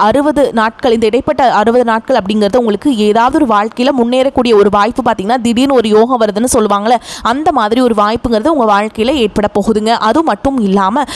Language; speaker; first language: Tamil; native; Tamil